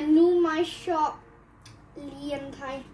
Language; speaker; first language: Thai; early bilingual, heritage; English